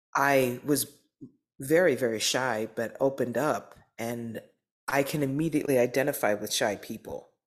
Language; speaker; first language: English; native; English